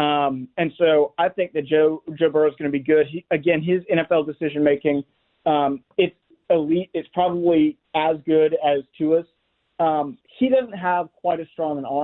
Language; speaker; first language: English; native; English